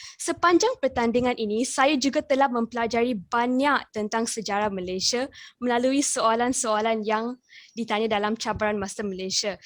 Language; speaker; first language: Malay; non-native, local second language; English